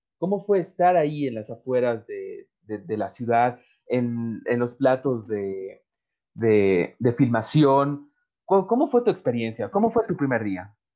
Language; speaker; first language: Spanish; native; Spanish